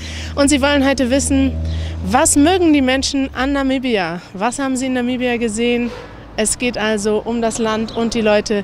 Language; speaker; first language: German; native; German